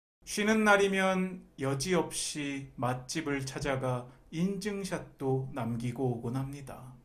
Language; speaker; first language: Korean; native; Korean